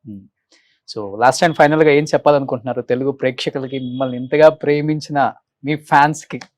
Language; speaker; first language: Telugu; native; Telugu